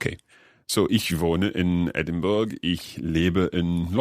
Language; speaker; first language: German; non-native, learner; English